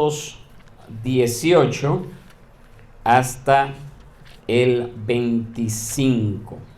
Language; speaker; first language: Spanish; native; Spanish